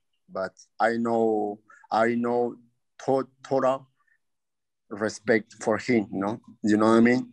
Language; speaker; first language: English; non-native, learner; Spanish